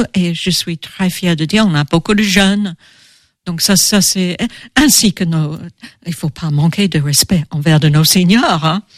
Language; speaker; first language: French; non-native, fluent; English